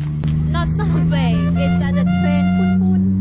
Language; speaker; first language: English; non-native, learner; Thai